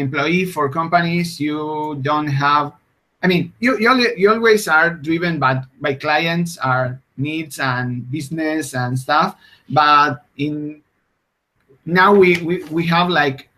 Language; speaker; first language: English; non-native, fluent; Spanish